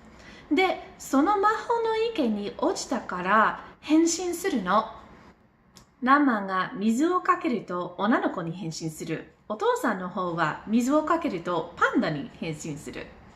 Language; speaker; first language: Japanese; non-native, learner; English